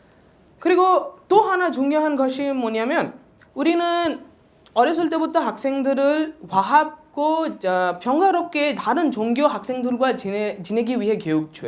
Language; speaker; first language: Korean; non-native, fluent; Odia